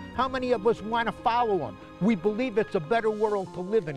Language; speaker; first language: English; native; English